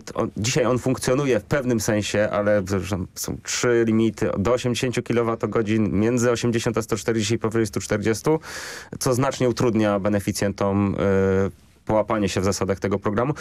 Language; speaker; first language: Polish; native; Polish